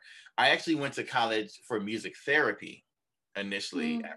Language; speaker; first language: English; native; English